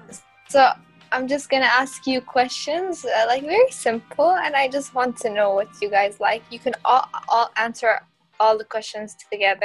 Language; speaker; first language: English; non-native, fluent; Arabic